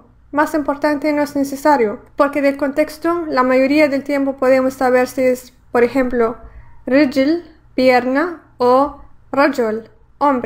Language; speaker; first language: Spanish; non-native, fluent; Arabic